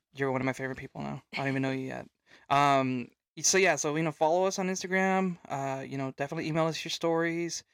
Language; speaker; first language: English; native; English